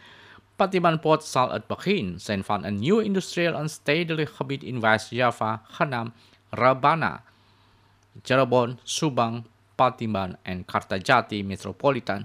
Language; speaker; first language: Dutch; non-native, fluent; Indonesian